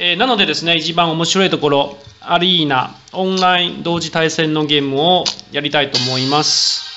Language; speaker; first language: Japanese; non-native, fluent; Chinese